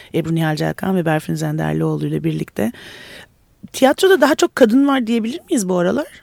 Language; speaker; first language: Turkish; native; Turkish